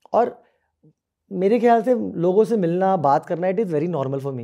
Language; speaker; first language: Hindi; native; Hindi